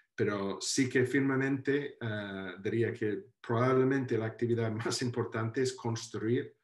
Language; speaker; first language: Spanish; non-native, fluent; Welsh